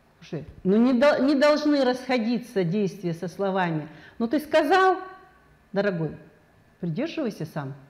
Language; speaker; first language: Russian; non-native, local second language; Kazakh